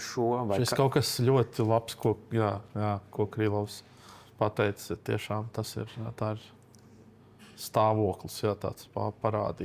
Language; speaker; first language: Latvian; native; Latvian